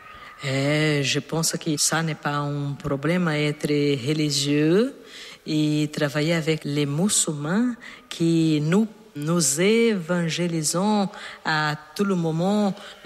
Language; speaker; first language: French; non-native, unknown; Portuguese